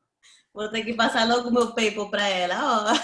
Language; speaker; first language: Portuguese; non-native, fluent; Spanish